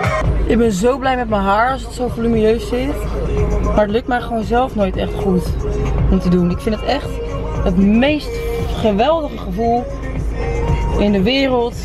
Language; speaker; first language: Dutch; native; Dutch